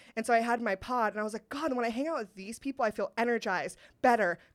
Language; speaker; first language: English; native; English